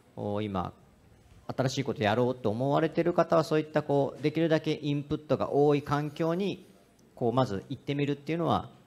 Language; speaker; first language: Japanese; native; Japanese